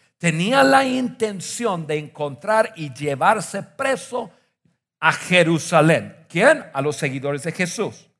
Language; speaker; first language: Spanish; non-native, fluent; English